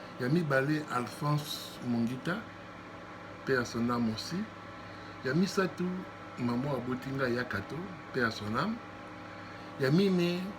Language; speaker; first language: Lingala; native; Lingala